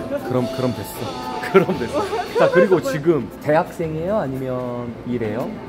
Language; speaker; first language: Korean; native; Korean